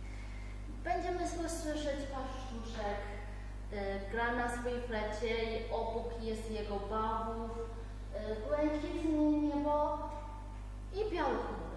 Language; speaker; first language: Polish; non-native, learner; Chinese